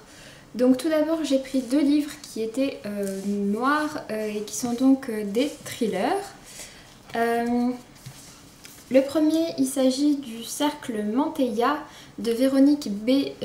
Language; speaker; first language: French; native; French